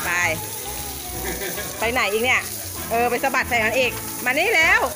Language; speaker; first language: Thai; native; Thai